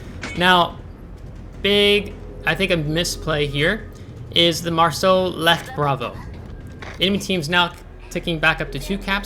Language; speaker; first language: English; native; English